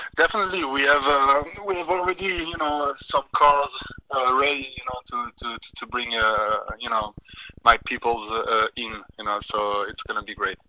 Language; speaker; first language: English; non-native, fluent; French